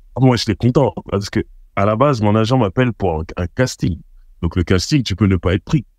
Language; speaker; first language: French; native; French